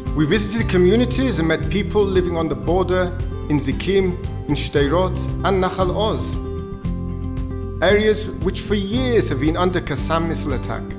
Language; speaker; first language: English; native; English